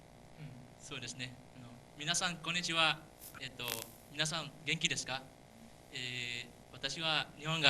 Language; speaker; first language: Japanese; non-native, learner; Indonesian